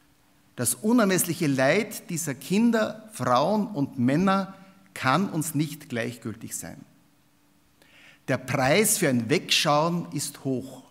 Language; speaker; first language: German; native; German